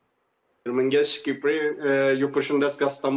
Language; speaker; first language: Albanian; early bilingual, heritage; Albanian